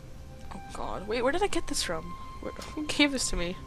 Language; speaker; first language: English; native; English